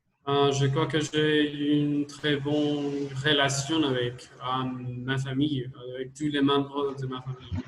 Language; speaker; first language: French; non-native, learner; Spanish